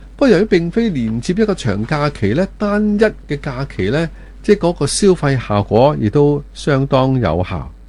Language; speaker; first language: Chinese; non-native, local second language; Cantonese